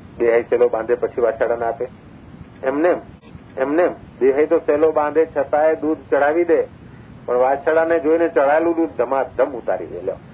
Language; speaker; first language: Gujarati; non-native, local second language; Sindhi